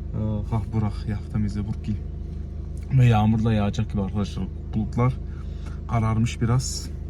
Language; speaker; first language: Turkish; early bilingual, heritage; Turkish